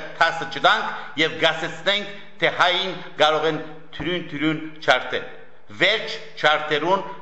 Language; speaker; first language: Armenian; early bilingual, heritage; Armenian